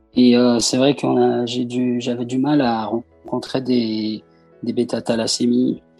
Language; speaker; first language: French; early bilingual, other home language; Persian